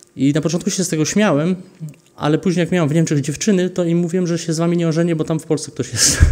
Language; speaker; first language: Polish; early bilingual, heritage; Polish